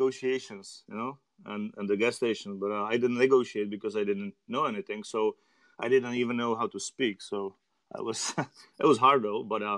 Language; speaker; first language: English; non-native, learner; Czech